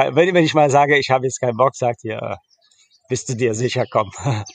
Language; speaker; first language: German; early bilingual, heritage; Arabic